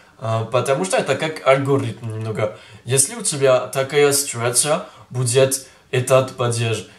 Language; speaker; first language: Russian; non-native, learner; French